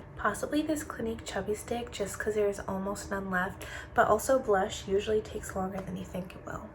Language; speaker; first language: English; native; English